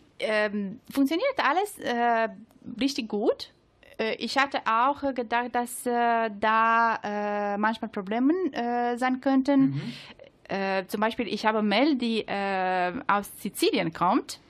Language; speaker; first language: German; non-native, learner; Italian